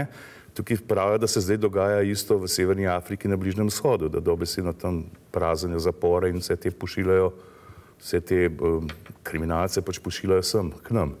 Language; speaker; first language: Slovenian; native; Slovenian